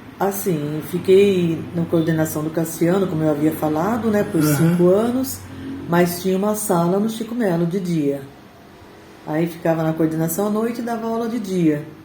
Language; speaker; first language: Portuguese; native; Portuguese